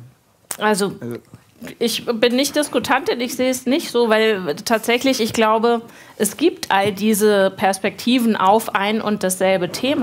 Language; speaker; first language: German; native; German